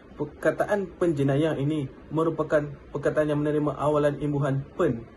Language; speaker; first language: Malay; native; Malay